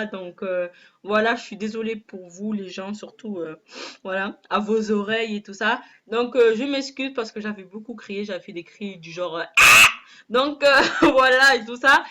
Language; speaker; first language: French; native; French